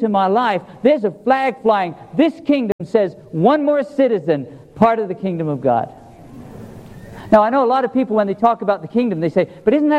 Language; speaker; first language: English; native; English